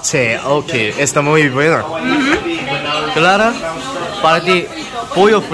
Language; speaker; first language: Spanish; non-native, learner; Korean